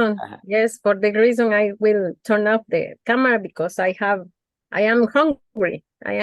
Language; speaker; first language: English; non-native, learner; Spanish